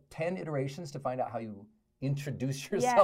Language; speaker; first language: English; native; English